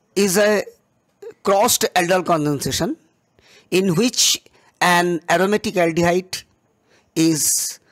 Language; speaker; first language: English; non-native, local second language; Bangla